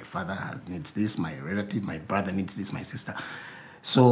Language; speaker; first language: English; non-native, local second language; Ganda